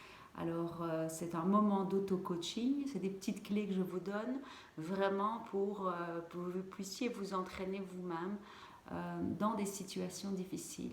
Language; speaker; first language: French; native; French